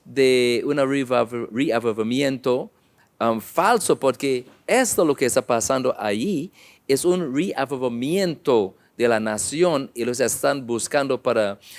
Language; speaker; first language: Spanish; non-native, learner; English